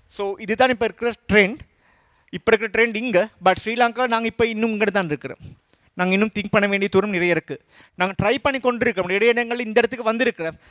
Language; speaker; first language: Tamil; non-native, local second language; Sinhala